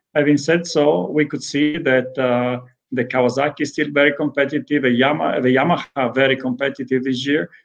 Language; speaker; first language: English; non-native, fluent; Italian